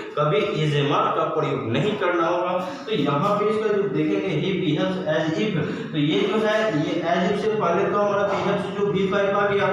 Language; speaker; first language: Hindi; native; Hindi